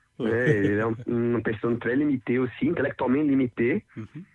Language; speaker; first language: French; non-native, learner; Portuguese